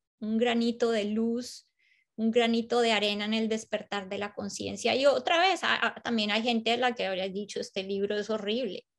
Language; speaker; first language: Spanish; native; Spanish